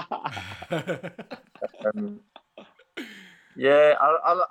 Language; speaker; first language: English; non-native, fluent; French